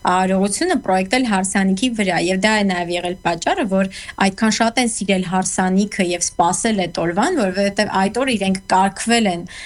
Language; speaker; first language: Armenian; native; Armenian